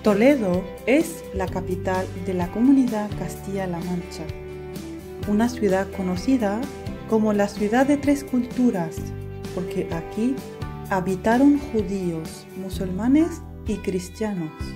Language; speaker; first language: Spanish; non-native, fluent; Arabic